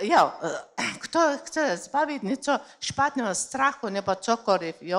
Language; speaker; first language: Czech; non-native, learner; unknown